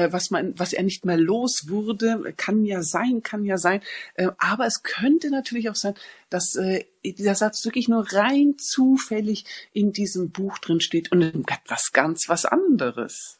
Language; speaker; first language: German; native; German